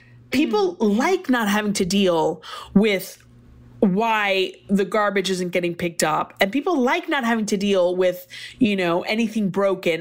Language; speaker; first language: English; early bilingual, other home language; Spanish